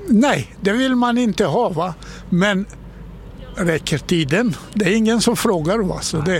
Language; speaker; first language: Swedish; non-native, fluent; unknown